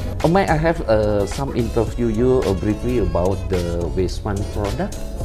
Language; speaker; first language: English; non-native, learner; Indonesian